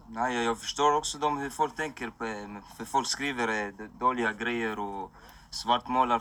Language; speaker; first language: Swedish; non-native, local second language; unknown